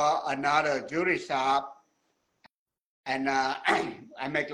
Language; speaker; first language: English; non-native, learner; Vietnamese